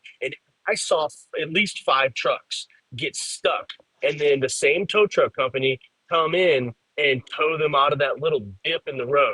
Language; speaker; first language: English; native; English